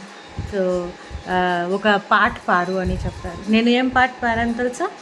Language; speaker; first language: Telugu; non-native, fluent; Bangla